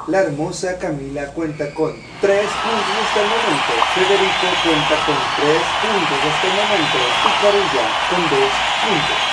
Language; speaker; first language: Spanish; native; Spanish